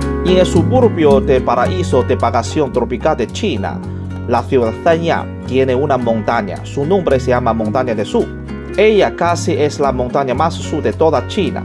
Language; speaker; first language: Spanish; non-native, learner; Chinese